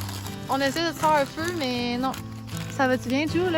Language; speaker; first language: French; native; French